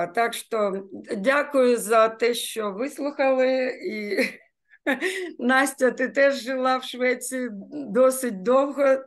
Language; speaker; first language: Ukrainian; non-native, local second language; Russian